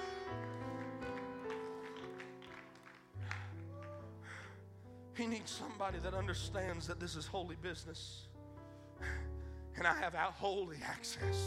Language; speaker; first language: English; native; English